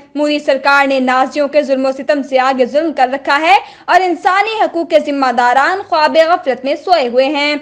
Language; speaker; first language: Urdu; native; Urdu